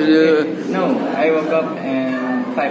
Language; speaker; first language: English; non-native, learner; Indonesian